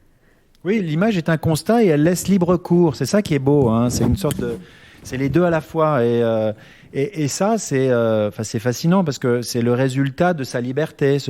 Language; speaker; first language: French; native; French